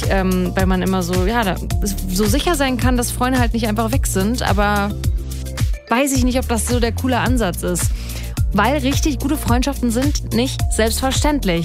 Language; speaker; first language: German; native; German